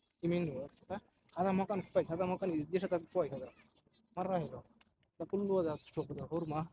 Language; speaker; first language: Arabic; non-native, learner; Bangla